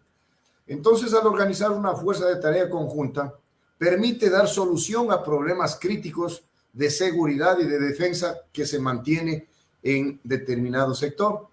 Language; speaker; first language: Spanish; native; Spanish